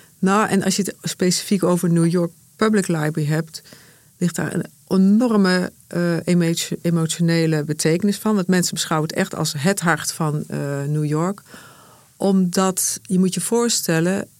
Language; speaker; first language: Dutch; native; Dutch